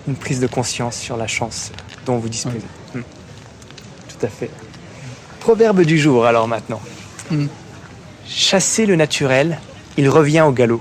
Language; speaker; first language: French; native; French